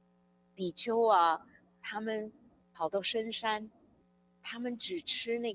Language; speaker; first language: Chinese; early bilingual, heritage; English